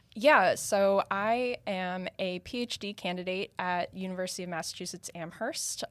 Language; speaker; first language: English; native; English